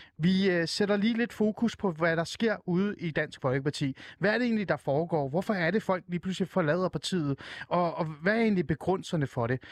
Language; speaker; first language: Danish; native; Danish